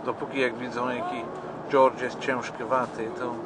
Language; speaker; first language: Polish; non-native, fluent; English